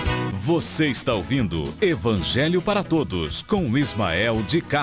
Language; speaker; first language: Portuguese; native; Portuguese